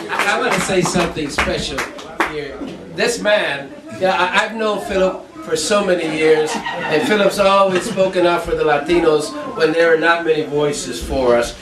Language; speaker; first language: English; non-native, fluent; Spanish